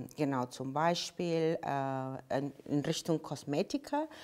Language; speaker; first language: German; non-native, fluent; Spanish